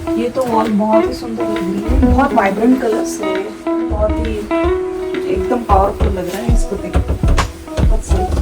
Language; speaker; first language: Hindi; non-native, local second language; Marathi